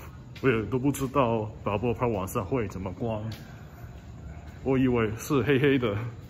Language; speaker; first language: Chinese; non-native, learner; English